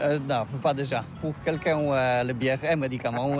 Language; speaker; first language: French; non-native, learner; Polish